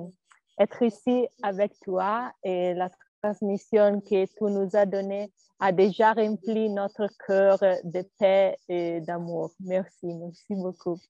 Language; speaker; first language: French; non-native, learner; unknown